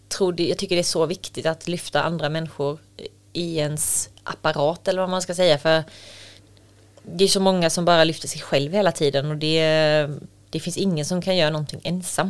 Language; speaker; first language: Swedish; native; Swedish